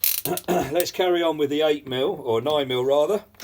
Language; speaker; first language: English; native; English